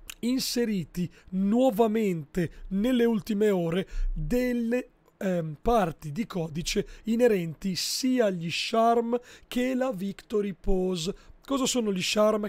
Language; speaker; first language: Italian; native; Italian